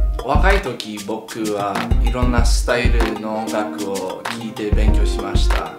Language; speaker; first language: Japanese; non-native, fluent; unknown